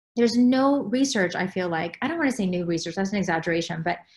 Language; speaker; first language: English; native; English